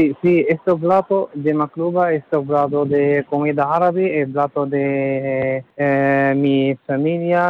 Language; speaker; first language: Spanish; non-native, learner; Arabic